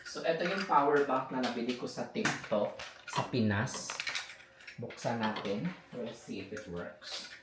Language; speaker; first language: Filipino; native; Filipino